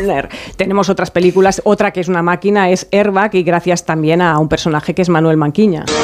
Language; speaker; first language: Spanish; native; Spanish